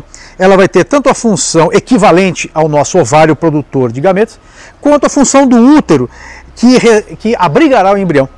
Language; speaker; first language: Portuguese; native; Portuguese